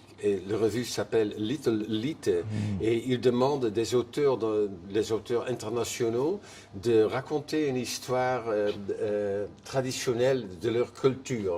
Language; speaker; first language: French; non-native, fluent; Dutch